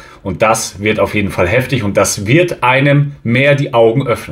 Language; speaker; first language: German; native; German